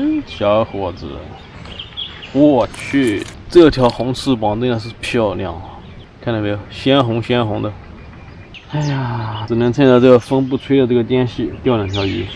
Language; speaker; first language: Chinese; native; Chinese